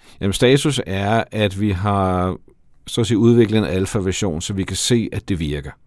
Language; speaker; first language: Danish; native; Danish